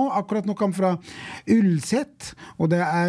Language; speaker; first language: Norwegian; non-native, fluent; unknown